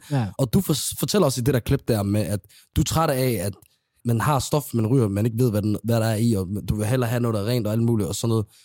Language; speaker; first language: Danish; early bilingual, other home language; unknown